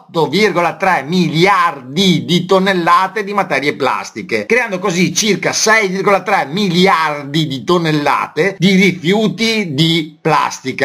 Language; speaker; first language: Italian; native; Italian